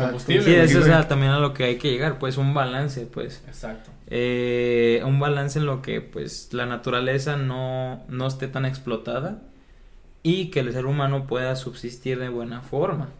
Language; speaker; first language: Spanish; native; Spanish